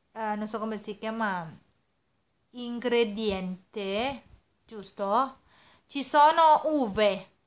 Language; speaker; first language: Italian; non-native, learner; Thai